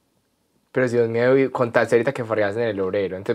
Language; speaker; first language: Spanish; native; Spanish